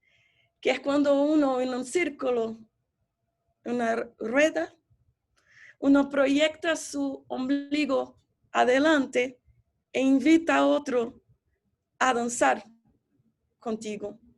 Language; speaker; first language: Spanish; non-native, fluent; Portuguese